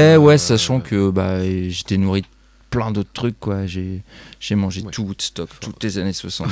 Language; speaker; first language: French; native; French